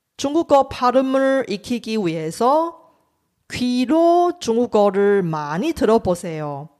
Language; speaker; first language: Korean; non-native, fluent; Chinese